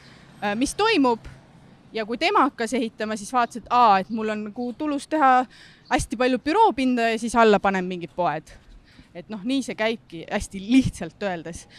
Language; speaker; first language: Estonian; native; Estonian